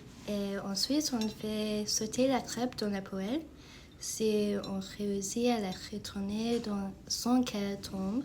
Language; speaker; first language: French; non-native, fluent; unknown